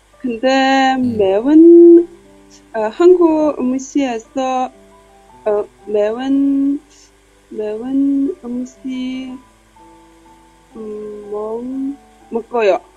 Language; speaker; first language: Korean; non-native, learner; Chinese